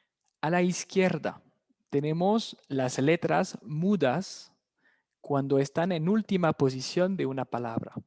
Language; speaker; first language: Spanish; non-native, fluent; French